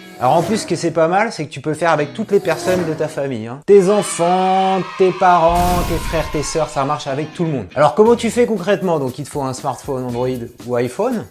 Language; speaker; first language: French; native; French